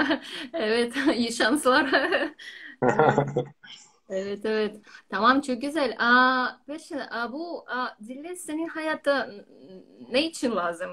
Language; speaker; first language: Turkish; non-native, learner; Russian